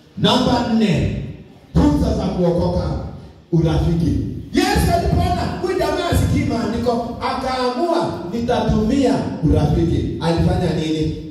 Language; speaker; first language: Swahili; non-native, local second language; Kalenjin